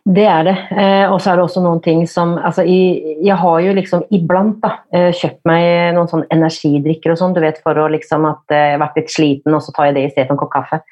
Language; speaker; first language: Norwegian; native; Norwegian